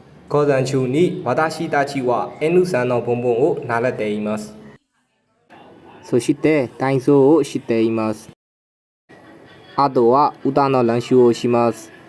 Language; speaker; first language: Japanese; non-native, learner; Burmese